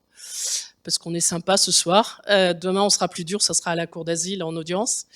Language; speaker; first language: French; native; French